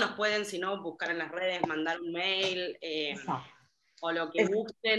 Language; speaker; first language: Spanish; native; Spanish